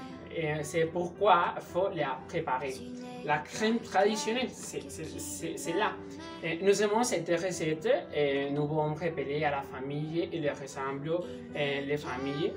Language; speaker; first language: French; non-native, learner; Spanish